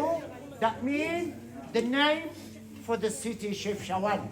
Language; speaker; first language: English; non-native, learner; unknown